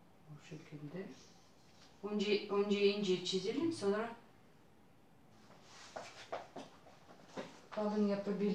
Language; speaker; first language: Turkish; non-native, learner; Russian